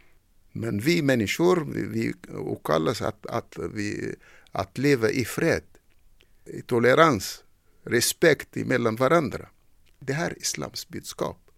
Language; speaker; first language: Swedish; non-native, fluent; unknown